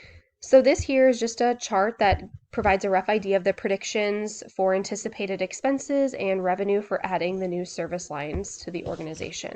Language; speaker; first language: English; native; English